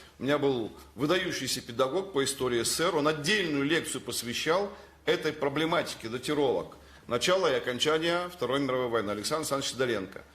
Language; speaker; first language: Russian; native; Russian